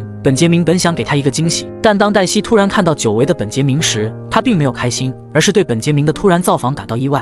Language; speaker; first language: Chinese; native; Chinese